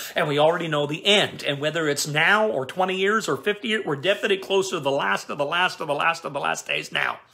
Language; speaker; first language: English; native; English